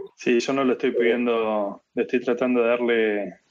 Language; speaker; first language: Spanish; native; Spanish